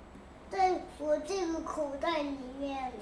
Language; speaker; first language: Chinese; early bilingual, heritage; Chinese